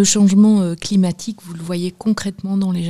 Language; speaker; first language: French; native; French